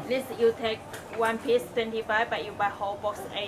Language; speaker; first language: English; non-native, learner; Chinese